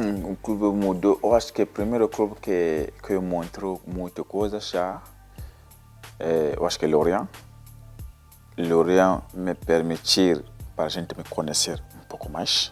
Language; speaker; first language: Portuguese; non-native, learner; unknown